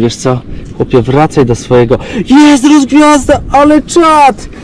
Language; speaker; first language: Polish; native; Polish